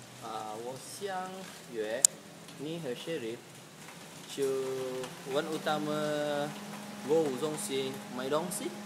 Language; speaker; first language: Chinese; non-native, learner; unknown